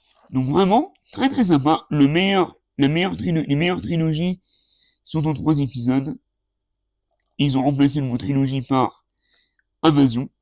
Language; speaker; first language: French; native; French